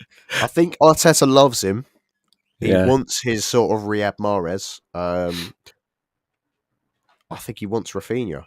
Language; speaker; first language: English; native; English